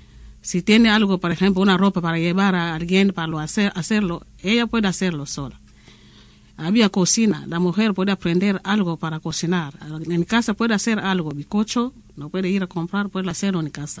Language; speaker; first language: Spanish; non-native, learner; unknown